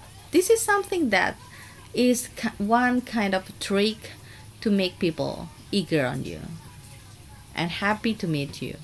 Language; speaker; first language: English; non-native, fluent; Indonesian